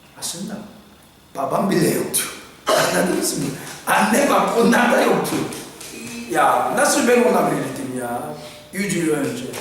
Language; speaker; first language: Turkish; non-native, fluent; Korean